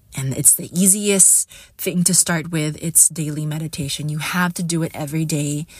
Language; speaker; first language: English; non-native, local second language; Hiligaynon